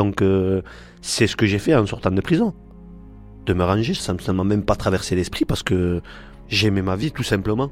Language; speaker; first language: French; native; French